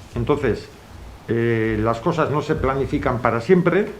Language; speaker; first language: Spanish; non-native, local second language; Basque